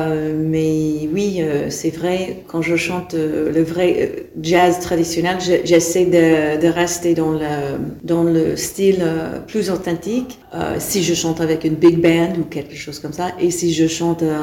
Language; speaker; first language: French; non-native, fluent; English